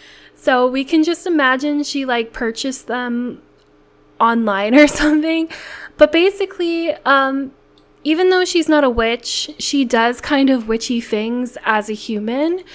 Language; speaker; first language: English; native; English